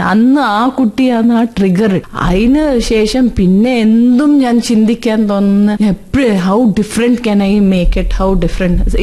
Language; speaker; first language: Malayalam; early bilingual, heritage; Malayalam